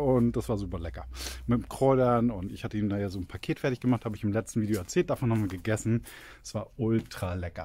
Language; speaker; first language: German; native; German